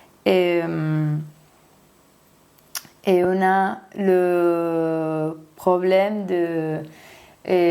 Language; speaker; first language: French; non-native, learner; Spanish